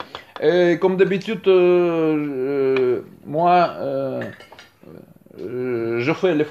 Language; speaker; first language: French; non-native, learner; Russian